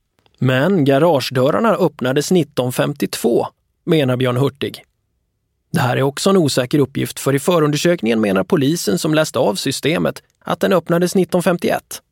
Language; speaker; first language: Swedish; native; Swedish